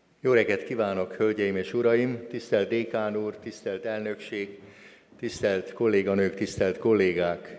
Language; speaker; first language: Hungarian; native; Hungarian